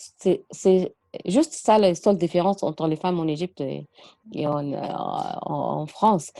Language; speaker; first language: French; non-native, learner; Arabic